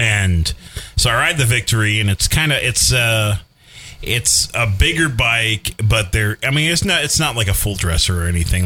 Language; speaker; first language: English; native; English